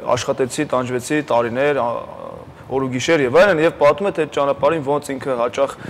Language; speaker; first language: Armenian; native; Armenian